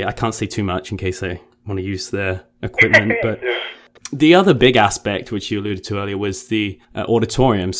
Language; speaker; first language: English; native; English